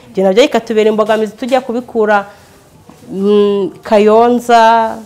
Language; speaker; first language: Kinyarwanda; native; Kinyarwanda